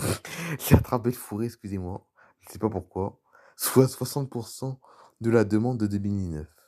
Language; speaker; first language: French; native; French